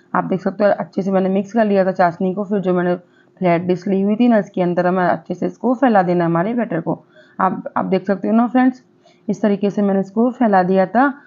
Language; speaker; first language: Hindi; non-native, local second language; Gujarati